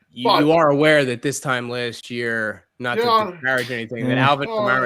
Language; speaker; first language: English; native; English